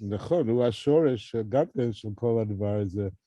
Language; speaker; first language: Hebrew; non-native, fluent; English